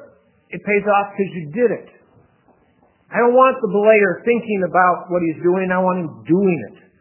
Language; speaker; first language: English; native; English